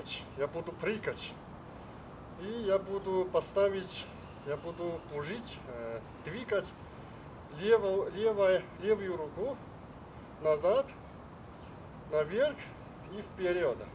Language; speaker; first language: Russian; non-native, learner; Chinese